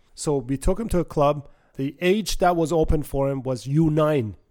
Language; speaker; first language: English; non-native, fluent; Persian